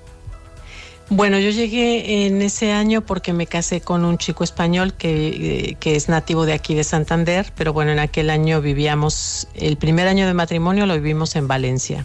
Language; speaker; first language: Spanish; native; Spanish